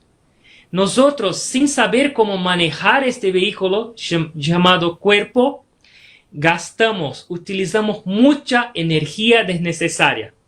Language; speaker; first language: Spanish; non-native, fluent; Portuguese